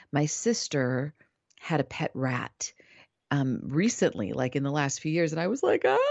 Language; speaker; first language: English; native; English